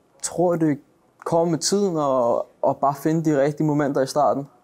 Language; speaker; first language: Danish; native; Danish